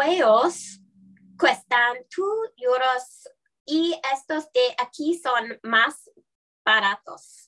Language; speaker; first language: Spanish; non-native, learner; English